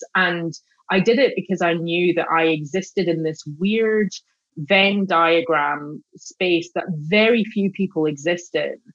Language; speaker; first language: English; native; English